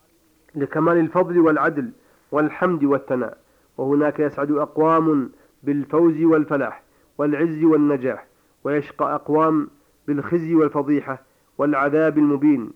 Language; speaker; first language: Arabic; native; Arabic